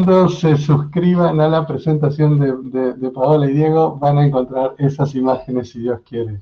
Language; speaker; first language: Spanish; native; Spanish